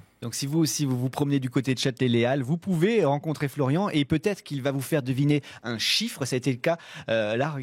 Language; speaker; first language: French; native; French